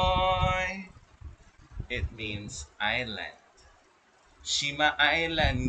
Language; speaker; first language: English; non-native, local second language; Filipino